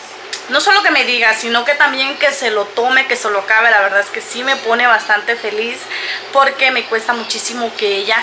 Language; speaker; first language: Spanish; native; Spanish